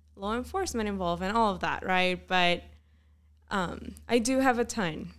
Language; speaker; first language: English; non-native, fluent; Spanish